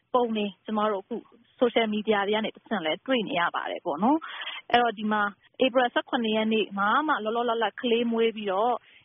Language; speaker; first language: Burmese; non-native, local second language; Kachin